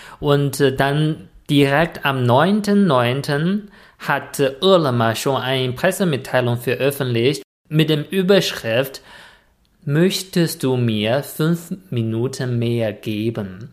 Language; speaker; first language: German; non-native, fluent; Chinese